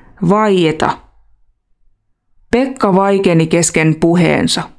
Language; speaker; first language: Finnish; non-native, fluent; Russian